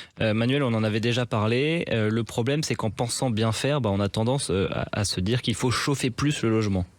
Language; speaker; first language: French; native; French